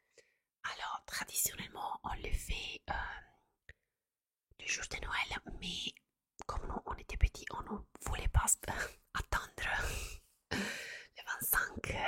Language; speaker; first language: French; non-native, fluent; Italian